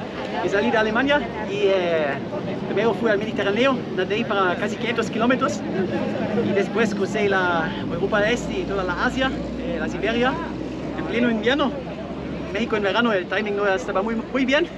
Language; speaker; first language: Spanish; non-native, fluent; German